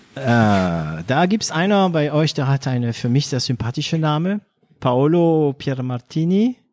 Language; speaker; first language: German; non-native, fluent; French